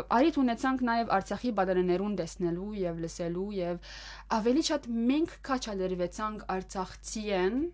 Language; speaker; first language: Armenian; early bilingual, heritage; Armenian